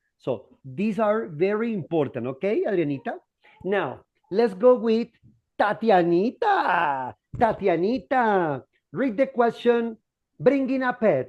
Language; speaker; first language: English; non-native, fluent; Spanish